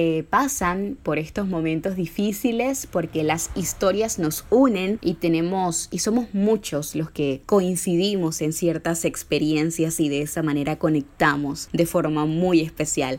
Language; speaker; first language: Spanish; native; Spanish